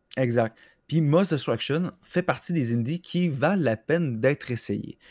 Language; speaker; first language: French; native; French